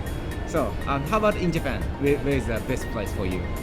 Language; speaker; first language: English; non-native, learner; Japanese